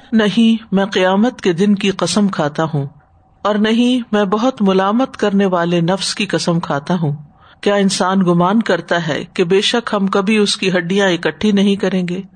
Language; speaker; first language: Urdu; native; Urdu